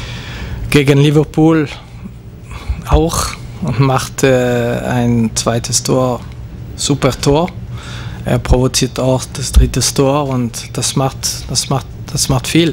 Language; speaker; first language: German; non-native, local second language; French